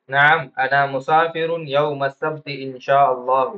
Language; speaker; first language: Arabic; non-native, learner; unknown